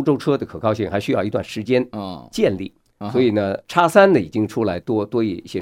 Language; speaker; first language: Chinese; native; Chinese